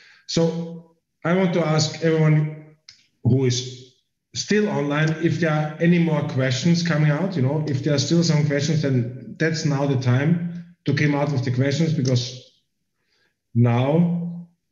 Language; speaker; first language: English; non-native, fluent; German